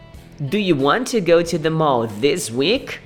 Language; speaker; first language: English; non-native, fluent; Portuguese